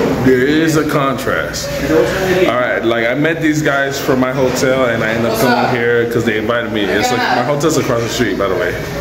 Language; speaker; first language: English; native; English